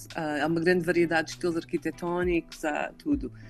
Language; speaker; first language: Portuguese; native; Portuguese